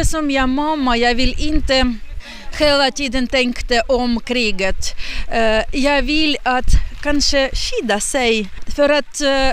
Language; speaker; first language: Swedish; non-native, learner; Ukrainian